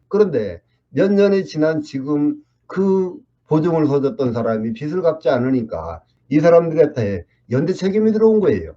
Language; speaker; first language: Korean; native; Korean